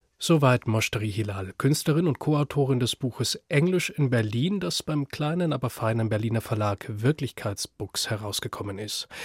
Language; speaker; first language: German; native; German